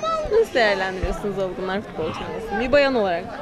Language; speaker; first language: Turkish; native; Turkish